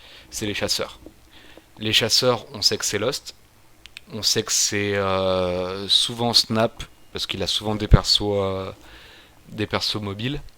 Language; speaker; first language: French; native; French